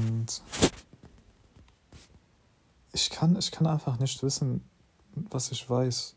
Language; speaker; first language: German; non-native, fluent; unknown